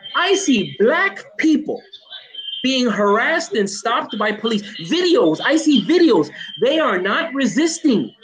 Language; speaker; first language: English; native; English